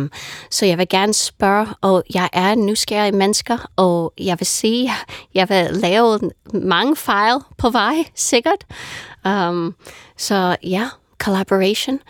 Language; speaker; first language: Danish; non-native, fluent; English